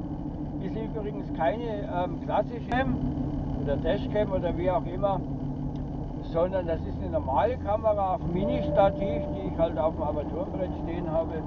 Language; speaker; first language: German; native; German